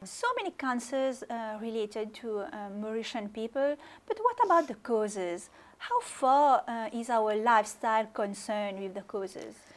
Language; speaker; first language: English; non-native, local second language; Morisyen